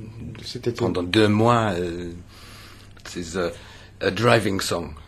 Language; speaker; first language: French; non-native, learner; English